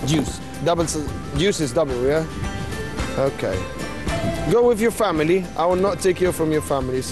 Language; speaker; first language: English; non-native, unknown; Arabic